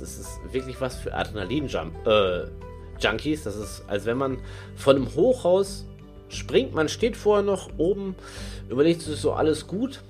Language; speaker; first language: German; native; German